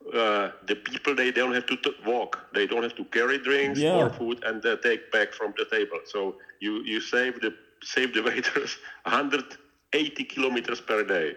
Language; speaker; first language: English; non-native, learner; Czech